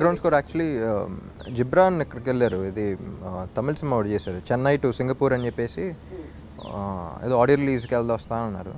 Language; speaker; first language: Telugu; native; Telugu